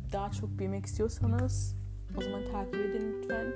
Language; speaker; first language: Turkish; early bilingual, heritage; Turkish